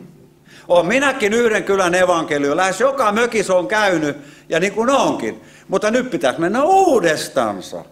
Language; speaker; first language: Finnish; native; Finnish